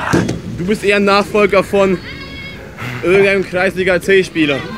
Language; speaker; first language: German; native; German